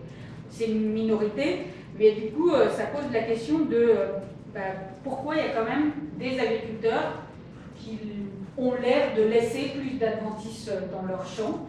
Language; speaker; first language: French; native; French